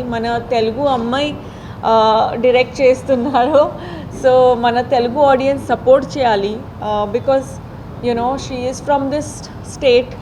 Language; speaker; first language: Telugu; non-native, fluent; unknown